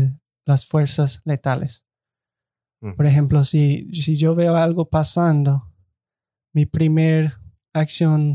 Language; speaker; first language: Spanish; non-native, fluent; English